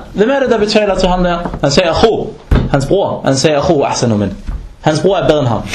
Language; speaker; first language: Danish; non-native, fluent; Arabic